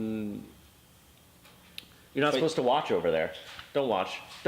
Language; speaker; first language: English; native; English